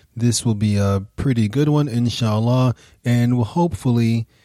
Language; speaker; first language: English; native; English